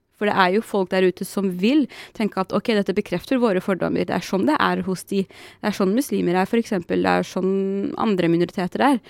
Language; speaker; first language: Norwegian; early bilingual, other home language; Arabic